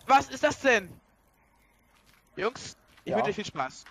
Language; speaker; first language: German; native; German